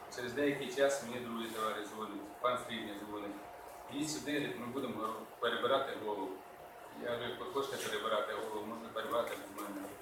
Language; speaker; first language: Ukrainian; native; Ukrainian